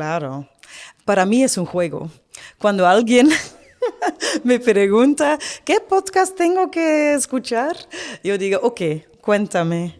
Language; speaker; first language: Spanish; non-native, learner; Dutch